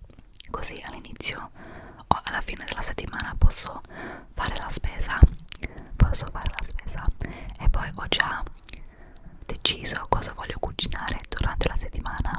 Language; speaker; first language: Italian; non-native, fluent; English